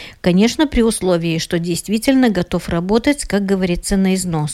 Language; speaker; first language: Russian; native; Russian